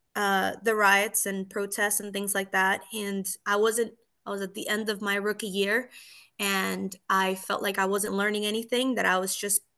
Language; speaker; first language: English; early bilingual, other home language; Spanish